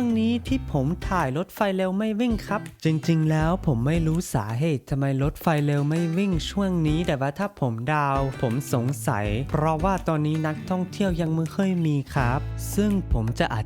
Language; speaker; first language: Thai; non-native, fluent; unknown